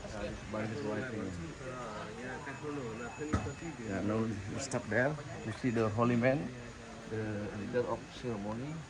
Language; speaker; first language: English; non-native, learner; Balinese